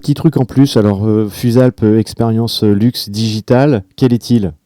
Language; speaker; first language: French; native; French